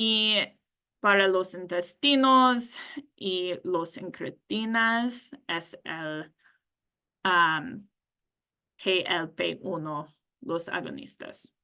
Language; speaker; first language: Spanish; non-native, learner; English